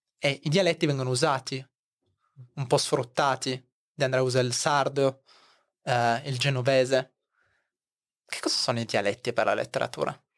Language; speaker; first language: Italian; native; Italian